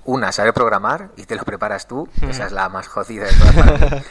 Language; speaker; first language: Spanish; native; Spanish